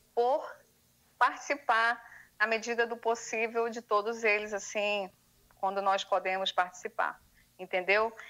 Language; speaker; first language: Portuguese; native; Portuguese